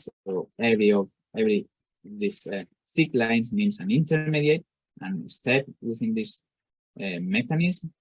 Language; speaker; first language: English; non-native, fluent; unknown